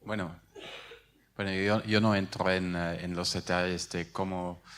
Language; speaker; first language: Spanish; non-native, fluent; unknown